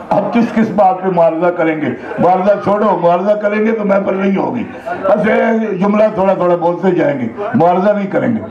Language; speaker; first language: Urdu; non-native, local second language; Punjabi